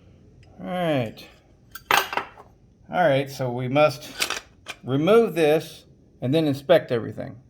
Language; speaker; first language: English; native; English